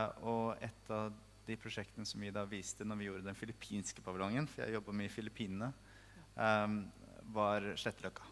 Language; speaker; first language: Norwegian; native; Norwegian